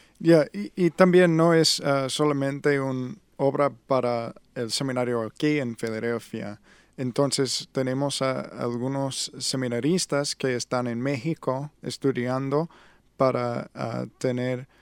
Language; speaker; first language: Spanish; non-native, learner; English